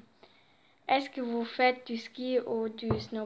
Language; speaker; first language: French; non-native, learner; German